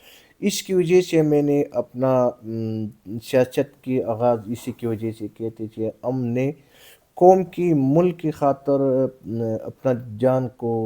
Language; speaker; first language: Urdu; non-native, local second language; Pashto